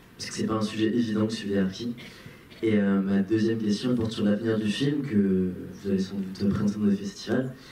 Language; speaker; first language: French; native; French